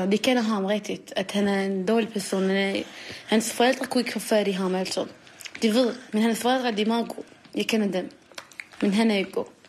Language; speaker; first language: Danish; non-native, learner; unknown